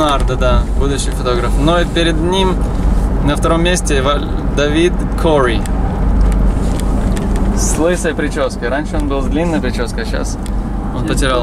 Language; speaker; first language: Russian; native; Russian